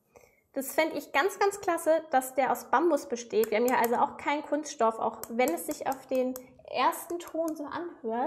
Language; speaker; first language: German; native; German